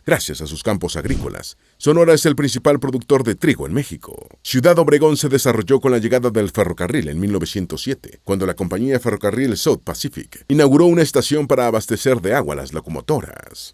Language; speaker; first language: Spanish; native; Spanish